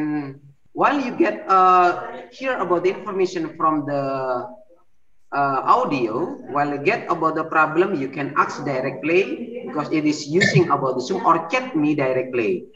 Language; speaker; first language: English; non-native, learner; Indonesian